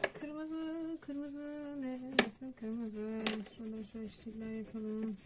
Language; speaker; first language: Turkish; native; Turkish